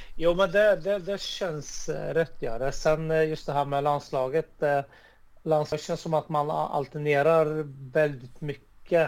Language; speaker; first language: Swedish; early bilingual, other home language; Arabic